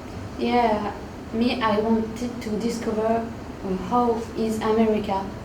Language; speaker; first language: English; non-native, learner; French